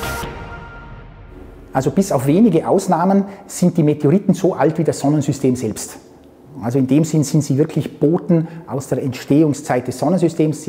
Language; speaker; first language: German; native; German